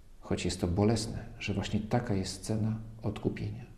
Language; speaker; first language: Polish; native; Polish